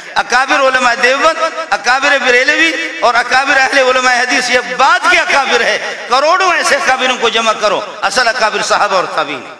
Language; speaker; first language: Urdu; non-native, local second language; Baluchi